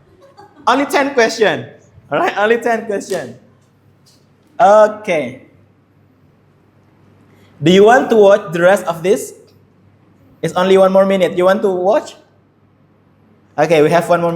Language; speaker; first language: English; non-native, fluent; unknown